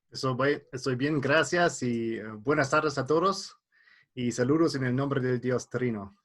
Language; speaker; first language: Spanish; non-native, fluent; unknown